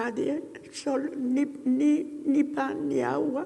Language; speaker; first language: Spanish; early bilingual, heritage; Ladino